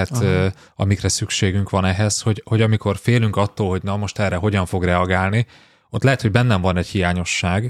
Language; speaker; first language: Hungarian; native; Hungarian